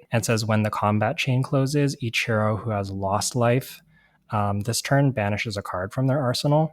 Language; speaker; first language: English; native; English